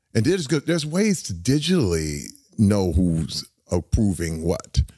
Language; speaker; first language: English; native; English